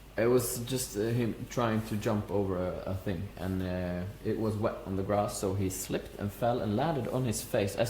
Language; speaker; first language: English; non-native, fluent; Norwegian